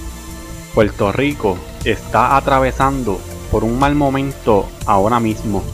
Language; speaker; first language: Spanish; native; Spanish